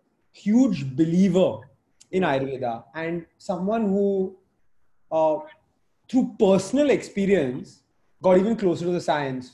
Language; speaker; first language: English; non-native, local second language; Hindi